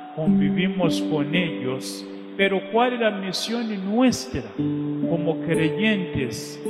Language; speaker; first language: Spanish; non-native, fluent; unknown